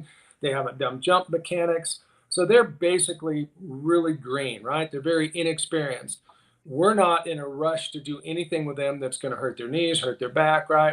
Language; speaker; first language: English; native; English